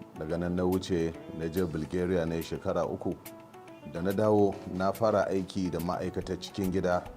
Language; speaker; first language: Hausa; native; Hausa